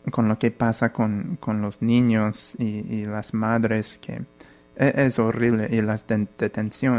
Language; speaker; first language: Spanish; non-native, fluent; English